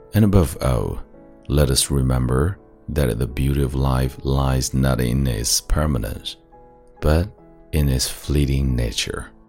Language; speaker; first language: English; non-native, fluent; Chinese